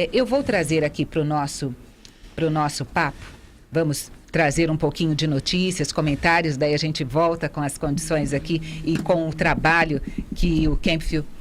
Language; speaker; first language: Portuguese; native; Portuguese